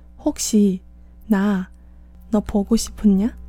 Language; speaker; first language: Korean; non-native, fluent; Chinese